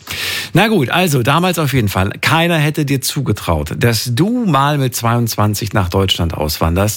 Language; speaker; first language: German; native; German